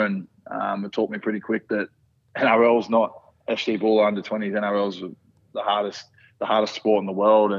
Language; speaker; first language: English; native; English